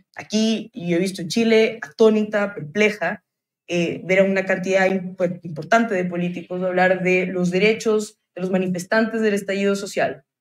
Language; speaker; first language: Spanish; native; Spanish